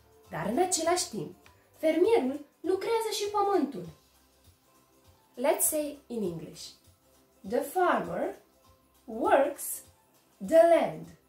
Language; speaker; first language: Romanian; native; Romanian